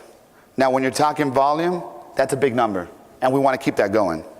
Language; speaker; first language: English; native; English